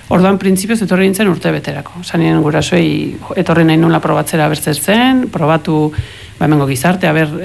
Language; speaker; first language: Basque; early bilingual, heritage; Basque